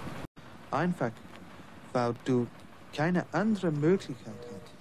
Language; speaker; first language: German; non-native, learner; English